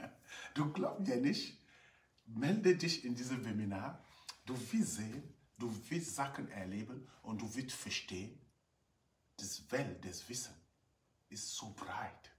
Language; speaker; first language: German; non-native, fluent; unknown